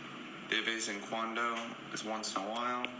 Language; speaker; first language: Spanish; non-native, fluent; English